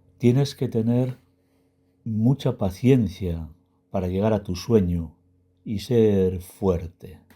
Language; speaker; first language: Spanish; non-native, learner; Berber languages